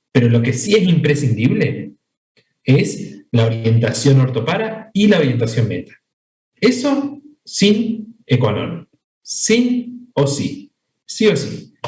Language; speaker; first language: Spanish; native; Spanish